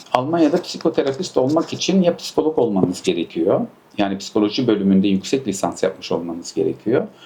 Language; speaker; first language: Turkish; early bilingual, heritage; Turkish